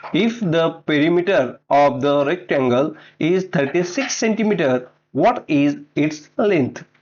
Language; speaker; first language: English; non-native, local second language; Marathi